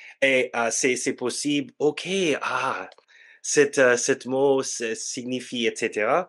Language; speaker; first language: French; non-native, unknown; English